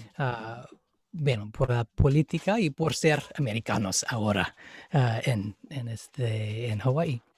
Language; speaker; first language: Spanish; non-native, fluent; English